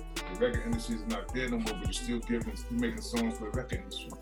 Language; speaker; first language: English; native; English